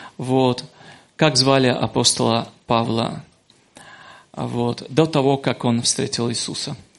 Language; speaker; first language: Russian; native; Russian